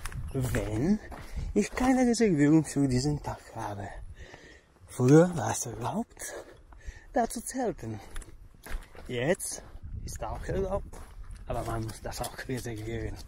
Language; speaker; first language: German; non-native, fluent; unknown